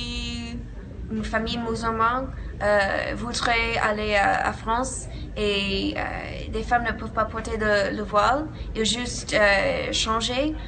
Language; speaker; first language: French; non-native, learner; English